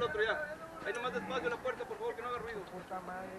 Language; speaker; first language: Spanish; native; Spanish